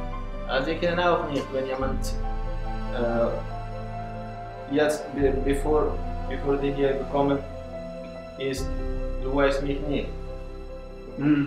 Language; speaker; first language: German; non-native, learner; Persian